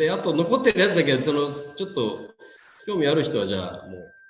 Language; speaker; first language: Japanese; native; Japanese